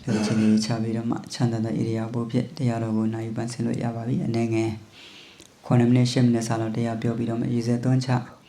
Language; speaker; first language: Burmese; native; Burmese